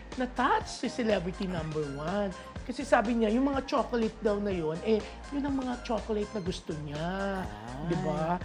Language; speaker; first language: Filipino; native; Filipino